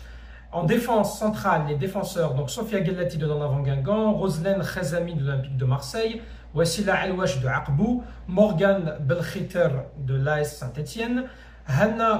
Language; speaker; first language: French; native; French